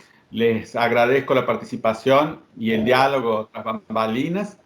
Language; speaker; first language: Spanish; native; Spanish